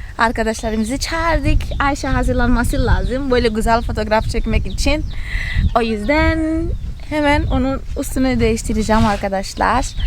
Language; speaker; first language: Turkish; non-native, fluent; Portuguese